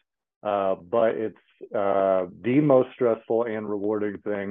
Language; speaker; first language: English; native; English